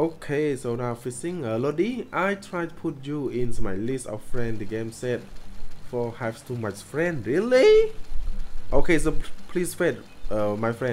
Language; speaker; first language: English; non-native, learner; Khmer